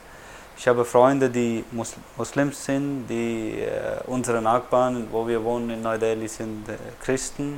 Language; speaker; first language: German; non-native, fluent; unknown